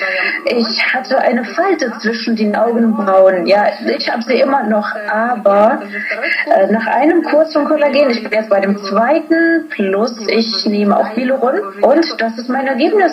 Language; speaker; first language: German; non-native, fluent; Russian